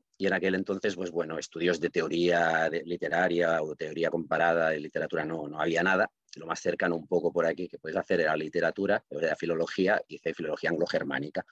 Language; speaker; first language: Spanish; non-native, local second language; Catalan